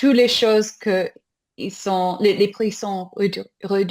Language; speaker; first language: French; non-native, learner; English